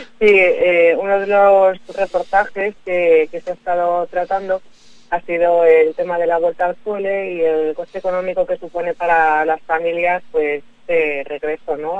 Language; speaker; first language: Spanish; native; Spanish